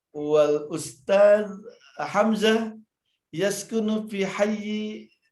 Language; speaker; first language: Arabic; non-native, fluent; Indonesian